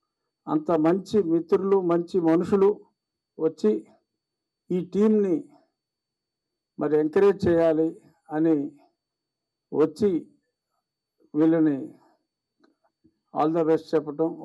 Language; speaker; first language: Telugu; native; Telugu